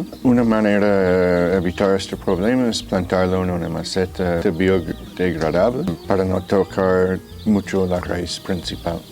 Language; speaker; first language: Spanish; non-native, fluent; English